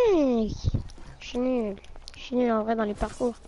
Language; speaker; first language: French; native; French